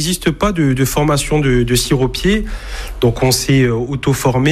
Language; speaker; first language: French; native; French